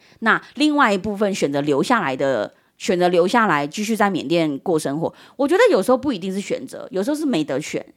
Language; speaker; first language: Chinese; early bilingual, heritage; Chinese